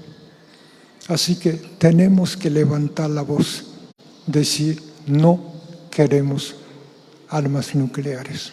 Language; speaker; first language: Spanish; non-native, fluent; Japanese